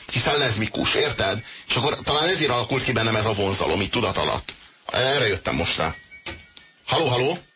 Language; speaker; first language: Hungarian; native; Hungarian